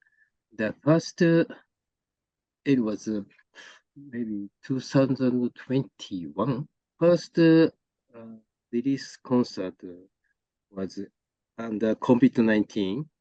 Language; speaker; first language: English; non-native, learner; Japanese